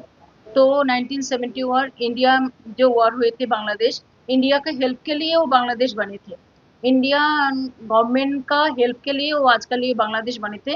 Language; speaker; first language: Hindi; non-native, local second language; Bangla